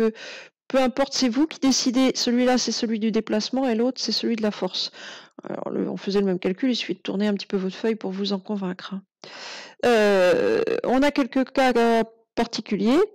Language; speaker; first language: French; native; French